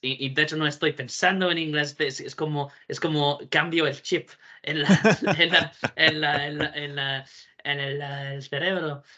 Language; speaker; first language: Spanish; non-native, fluent; English